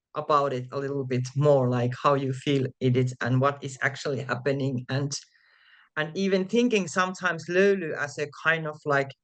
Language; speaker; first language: English; non-native, fluent; Finnish